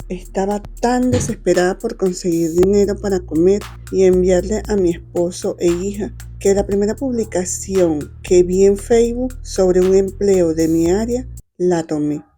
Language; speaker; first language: Spanish; native; Spanish